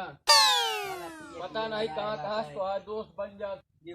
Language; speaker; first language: Hindi; non-native, local second language; Bhojpuri